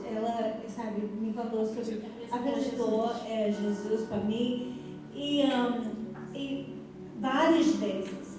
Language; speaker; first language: Portuguese; non-native, fluent; English